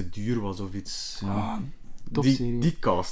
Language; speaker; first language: Dutch; native; Dutch